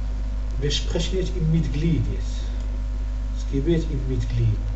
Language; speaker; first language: German; non-native, fluent; Arabic